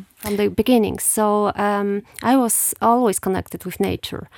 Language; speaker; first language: English; non-native, fluent; Polish